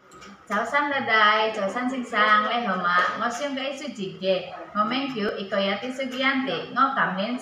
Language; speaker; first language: Cantonese; non-native, learner; Indonesian